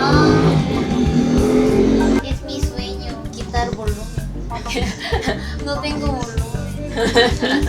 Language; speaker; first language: Spanish; non-native, fluent; Korean